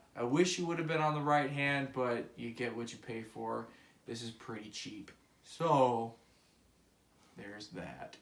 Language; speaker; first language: English; native; English